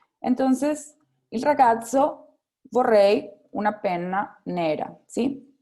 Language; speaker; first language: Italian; non-native, fluent; Spanish